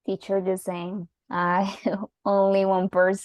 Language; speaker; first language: English; non-native, learner; Spanish